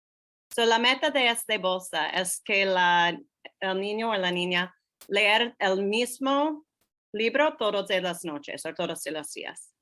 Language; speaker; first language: Spanish; non-native, learner; English